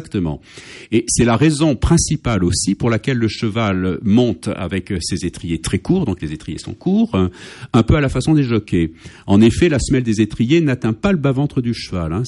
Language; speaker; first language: French; native; French